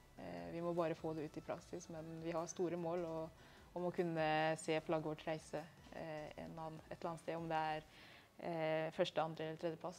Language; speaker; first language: Norwegian; early bilingual, other home language; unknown